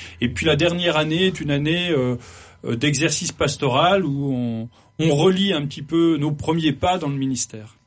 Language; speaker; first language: French; native; French